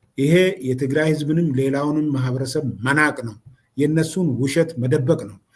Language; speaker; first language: Amharic; non-native, local second language; Oromo